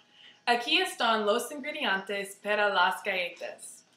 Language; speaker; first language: Spanish; non-native, learner; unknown